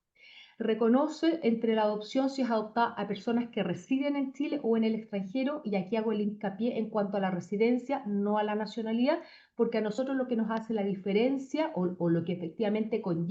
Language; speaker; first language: Spanish; native; Spanish